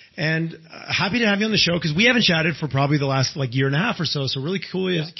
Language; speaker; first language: English; native; English